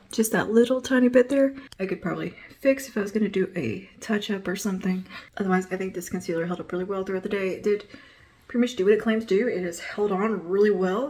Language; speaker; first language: English; native; English